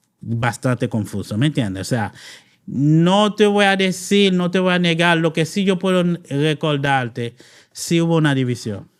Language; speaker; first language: Spanish; non-native, fluent; Haitian Creole